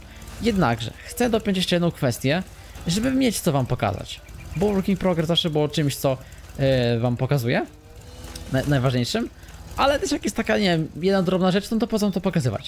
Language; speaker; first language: Polish; native; Polish